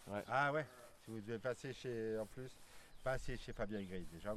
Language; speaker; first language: French; native; French